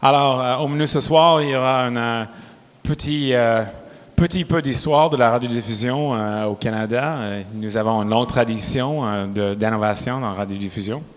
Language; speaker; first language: French; non-native, local second language; English